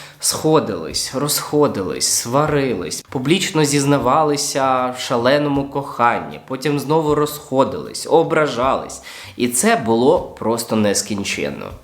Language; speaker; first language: Ukrainian; non-native, local second language; Russian